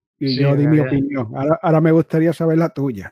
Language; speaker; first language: Spanish; native; Spanish